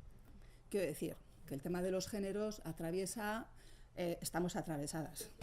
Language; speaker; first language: Spanish; native; Spanish